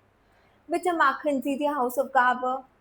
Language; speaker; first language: German; non-native, fluent; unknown